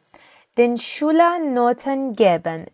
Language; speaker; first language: German; non-native, fluent; Persian